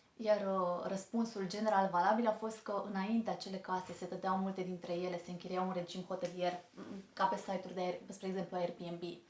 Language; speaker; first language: Romanian; native; Romanian